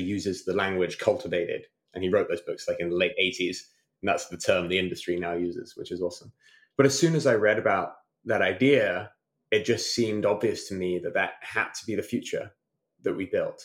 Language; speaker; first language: English; native; English